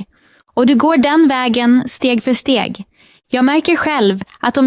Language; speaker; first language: Swedish; non-native, fluent; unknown